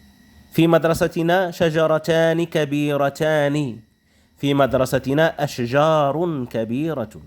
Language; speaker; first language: Arabic; non-native, fluent; Indonesian